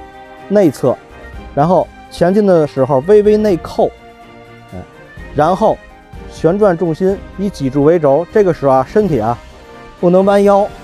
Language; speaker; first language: Chinese; native; Chinese